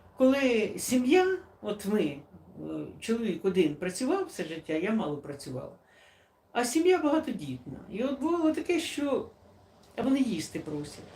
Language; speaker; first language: Ukrainian; non-native, local second language; Russian